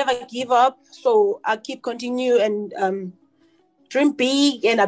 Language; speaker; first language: English; non-native, local second language; Xhosa